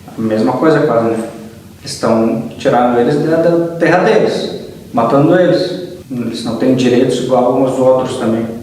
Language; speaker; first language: Portuguese; early bilingual, heritage; Arabic